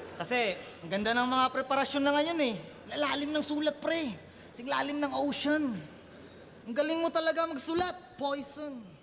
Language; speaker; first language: Filipino; non-native, local second language; Cebuano